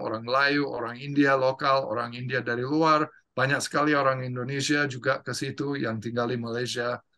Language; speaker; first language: Indonesian; non-native, fluent; English